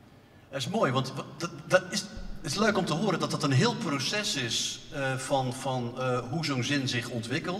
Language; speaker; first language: Dutch; native; Dutch